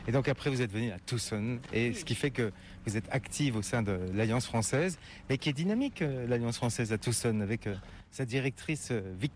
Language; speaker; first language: French; native; French